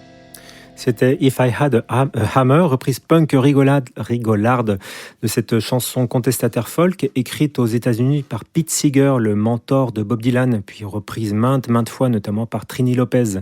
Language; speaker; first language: French; native; French